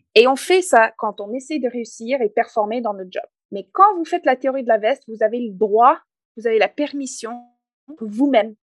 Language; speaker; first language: French; non-native, fluent; English